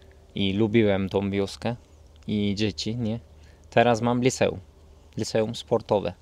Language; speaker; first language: Polish; non-native, fluent; Turkish